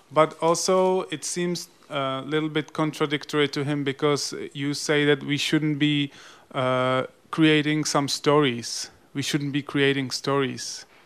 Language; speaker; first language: English; non-native, fluent; Czech